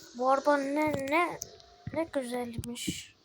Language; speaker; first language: Turkish; early bilingual, heritage; Turkish